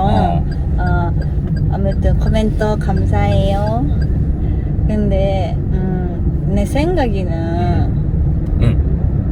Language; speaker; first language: Korean; non-native, learner; Japanese